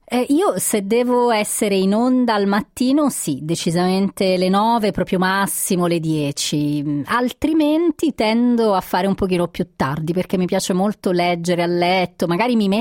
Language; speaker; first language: Italian; native; Italian